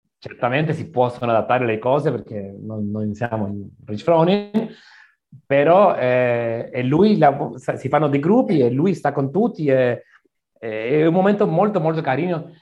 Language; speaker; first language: Italian; non-native, learner; Spanish